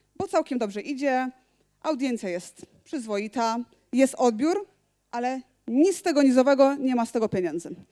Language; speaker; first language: Polish; native; Polish